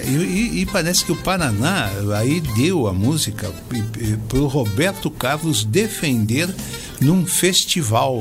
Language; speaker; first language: Portuguese; native; Portuguese